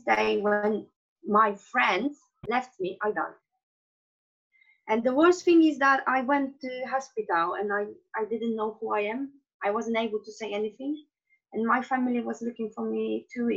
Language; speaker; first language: English; non-native, fluent; Polish